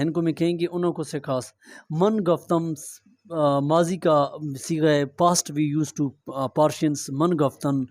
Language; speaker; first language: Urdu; non-native, local second language; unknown